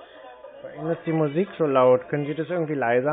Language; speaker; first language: German; native; German